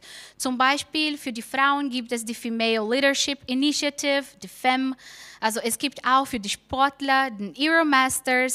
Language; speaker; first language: German; non-native, fluent; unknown